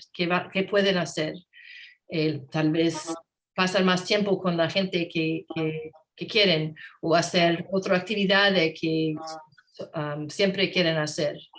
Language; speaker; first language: Spanish; non-native, learner; English